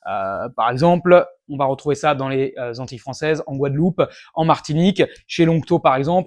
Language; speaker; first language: French; native; French